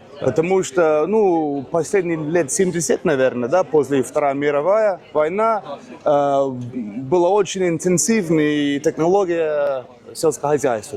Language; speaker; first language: Russian; non-native, learner; English